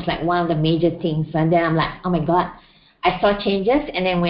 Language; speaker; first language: English; non-native, local second language; Malay